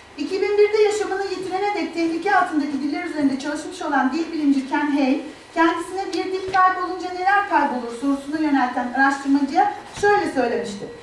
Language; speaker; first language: Turkish; native; Turkish